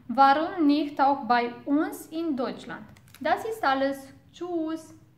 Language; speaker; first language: German; non-native, fluent; Romanian